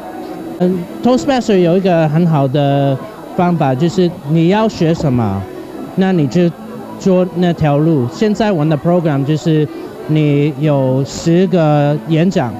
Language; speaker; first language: Chinese; non-native, fluent; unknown